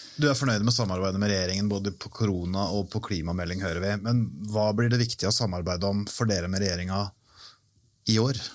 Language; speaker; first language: Norwegian; native; Norwegian